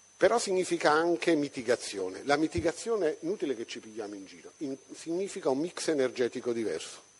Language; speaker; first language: Italian; native; Italian